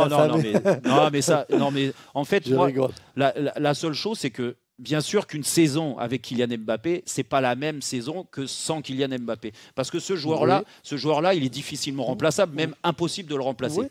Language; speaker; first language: French; native; French